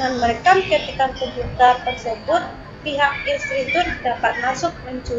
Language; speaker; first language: Indonesian; native; Indonesian